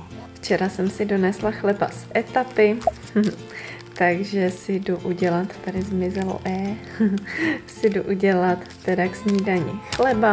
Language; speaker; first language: Czech; native; Czech